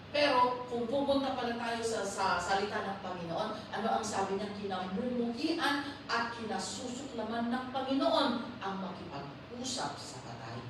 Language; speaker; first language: Filipino; non-native, local second language; Iloko